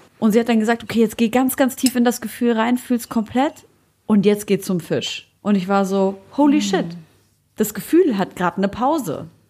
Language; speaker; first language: German; early bilingual, other home language; Arabic